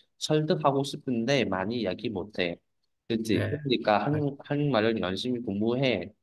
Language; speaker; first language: Korean; non-native, fluent; Vietnamese